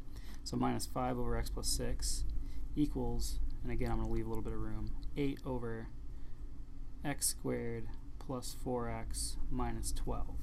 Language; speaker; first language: English; native; English